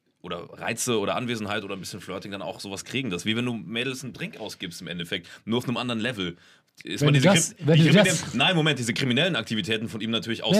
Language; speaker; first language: German; native; German